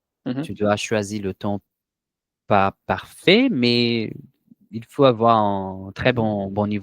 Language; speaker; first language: French; non-native, learner; Portuguese